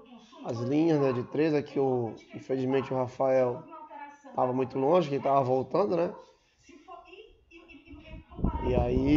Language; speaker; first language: Portuguese; native; Portuguese